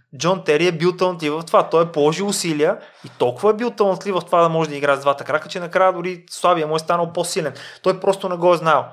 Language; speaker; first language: Bulgarian; native; Bulgarian